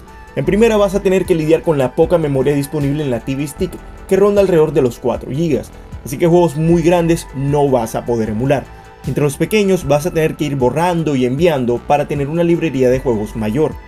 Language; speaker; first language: Spanish; native; Spanish